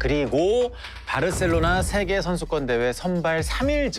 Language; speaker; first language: Korean; native; Korean